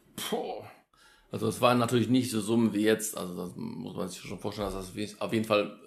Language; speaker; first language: German; early bilingual, other home language; Polish